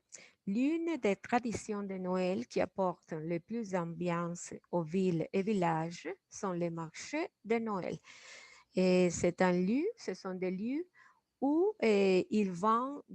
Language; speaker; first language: French; non-native, fluent; Spanish